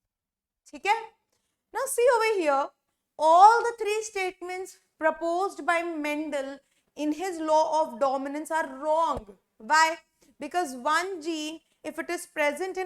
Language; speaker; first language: English; non-native, local second language; Hindi